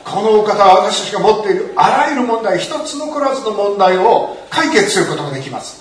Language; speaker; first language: Japanese; native; Japanese